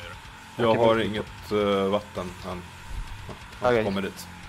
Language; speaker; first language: Swedish; native; Swedish